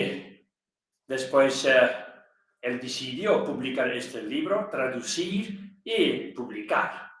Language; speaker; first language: Spanish; non-native, learner; Tibetan